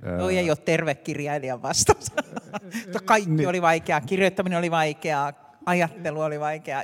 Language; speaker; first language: Finnish; native; Finnish